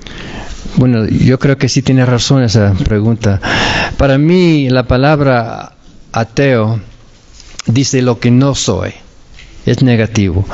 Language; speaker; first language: Spanish; non-native, fluent; English